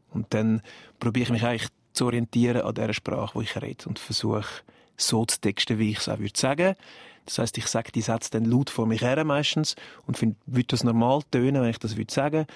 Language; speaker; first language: German; native; German